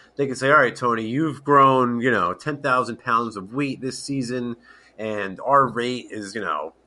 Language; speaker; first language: English; native; English